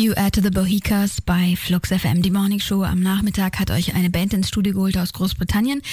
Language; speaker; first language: German; native; German